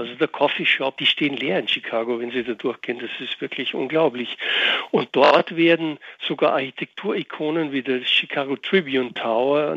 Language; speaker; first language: German; native; German